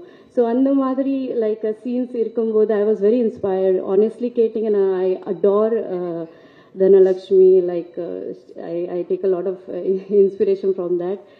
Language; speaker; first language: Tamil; non-native, learner; Marathi